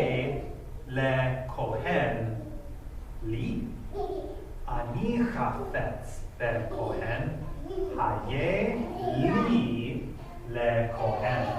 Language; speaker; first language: Hebrew; non-native, fluent; English